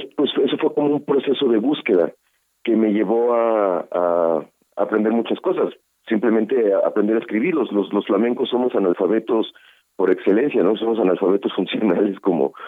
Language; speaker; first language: Spanish; native; Spanish